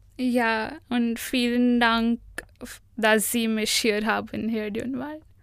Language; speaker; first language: German; non-native, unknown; Hindi